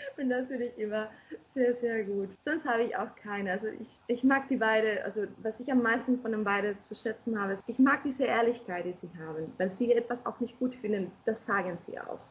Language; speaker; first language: German; non-native, fluent; Spanish